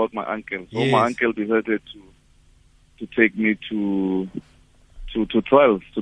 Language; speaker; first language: English; non-native, local second language; Tswana